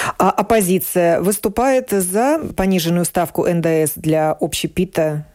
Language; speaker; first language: Russian; native; Russian